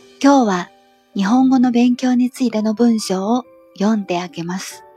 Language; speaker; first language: Japanese; non-native, fluent; Chinese